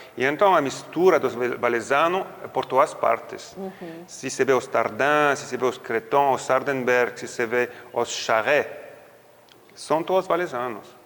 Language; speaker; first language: Portuguese; non-native, fluent; French